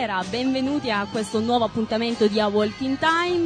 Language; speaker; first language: Italian; native; Italian